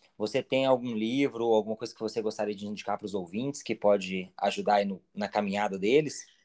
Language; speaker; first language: Portuguese; native; Portuguese